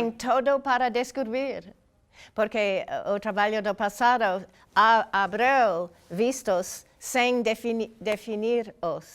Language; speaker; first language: Portuguese; non-native, learner; English